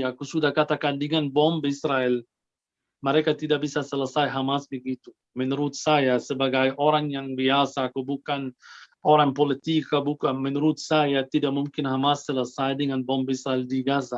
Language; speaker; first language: Indonesian; non-native, fluent; Arabic